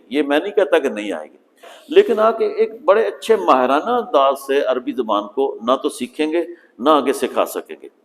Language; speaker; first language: Urdu; native; Urdu